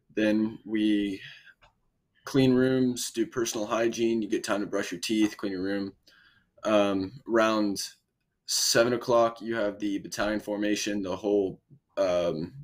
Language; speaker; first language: English; native; English